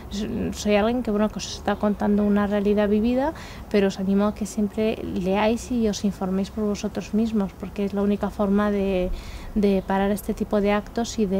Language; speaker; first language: Spanish; native; Spanish